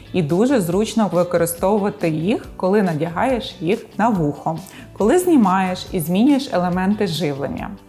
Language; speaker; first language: Ukrainian; native; Ukrainian